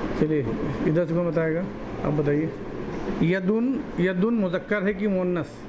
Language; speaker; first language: Urdu; native; Urdu